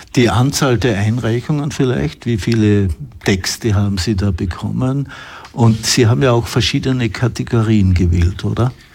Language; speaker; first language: German; native; German